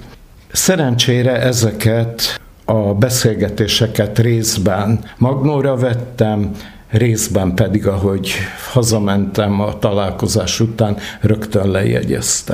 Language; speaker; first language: Hungarian; native; Hungarian